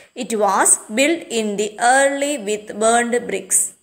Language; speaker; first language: English; non-native, local second language; Malayalam